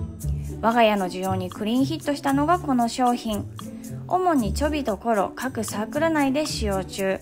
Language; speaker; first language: Japanese; native; Japanese